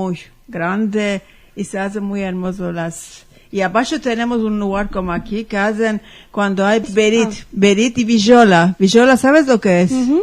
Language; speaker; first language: Spanish; early bilingual, heritage; Ladino